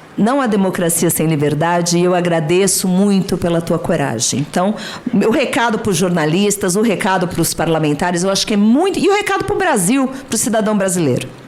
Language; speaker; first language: Portuguese; native; Portuguese